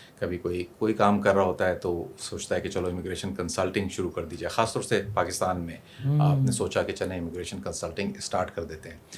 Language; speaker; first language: Urdu; native; Urdu